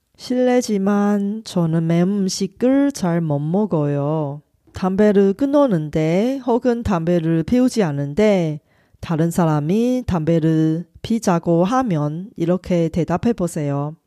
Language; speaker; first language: Korean; non-native, fluent; Chinese